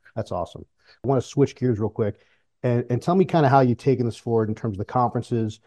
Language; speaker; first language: English; native; English